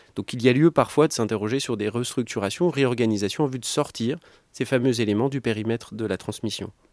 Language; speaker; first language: French; native; French